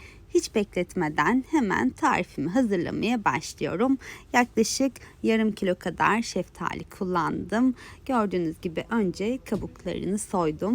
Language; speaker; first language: Turkish; native; Turkish